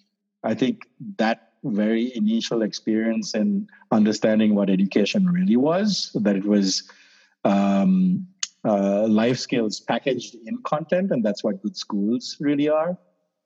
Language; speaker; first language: English; non-native, local second language; Sinhala